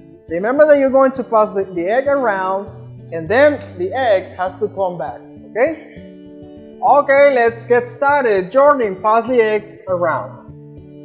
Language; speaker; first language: English; non-native, fluent; Spanish